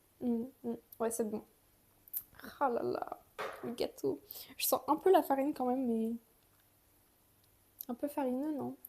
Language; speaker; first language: French; native; French